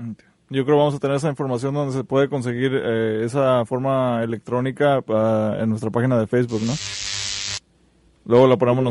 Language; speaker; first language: Spanish; native; Spanish